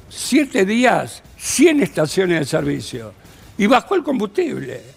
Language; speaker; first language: Spanish; native; Spanish